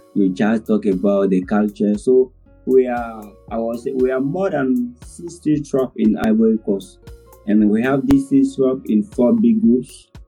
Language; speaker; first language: English; non-native, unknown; French